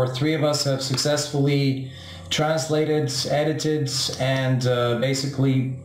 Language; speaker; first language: English; non-native, fluent; Bulgarian